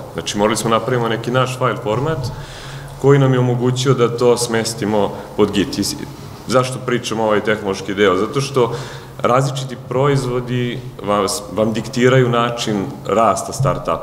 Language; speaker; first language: Serbian; native; Serbian